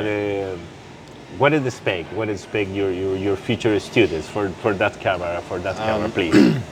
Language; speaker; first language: English; non-native, local second language; Spanish